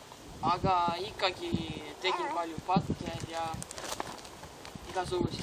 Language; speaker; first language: Estonian; non-native, local second language; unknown